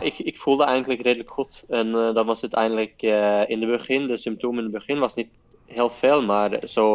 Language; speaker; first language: Dutch; non-native, fluent; Norwegian